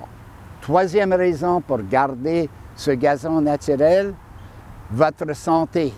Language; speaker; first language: French; non-native, fluent; English